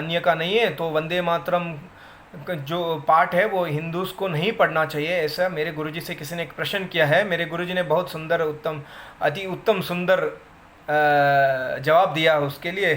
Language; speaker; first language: Hindi; non-native, local second language; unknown